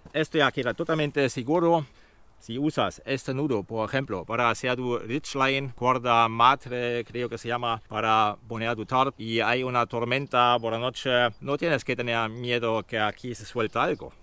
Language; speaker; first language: Spanish; non-native, fluent; German